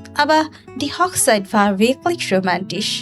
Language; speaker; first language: German; non-native, learner; Bangla